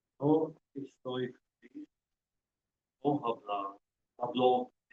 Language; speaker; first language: Spanish; non-native, learner; English